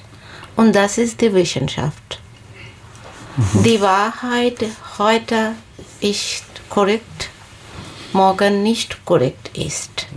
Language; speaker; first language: German; non-native, learner; Bangla